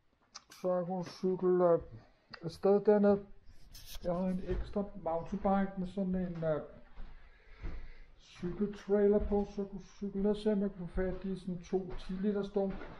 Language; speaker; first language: Danish; non-native, fluent; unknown